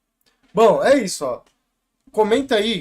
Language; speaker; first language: Portuguese; native; Portuguese